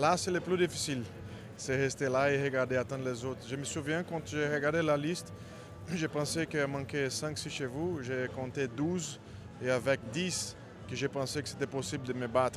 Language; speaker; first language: French; non-native, fluent; Portuguese